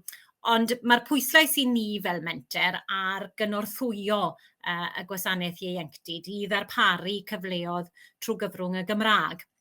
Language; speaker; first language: Welsh; native; Welsh